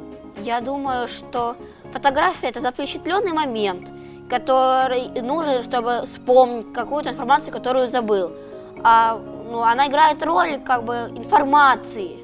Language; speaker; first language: Russian; native; Russian